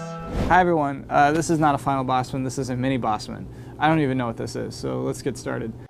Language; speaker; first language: English; native; English